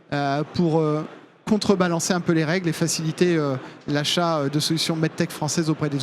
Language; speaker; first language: French; native; French